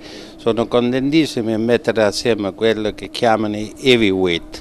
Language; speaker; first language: Italian; non-native, fluent; English